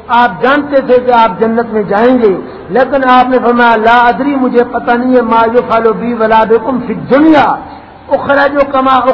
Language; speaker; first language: Urdu; non-native, local second language; Punjabi